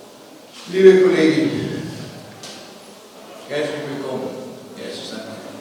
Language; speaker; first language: German; non-native, fluent; Slovenian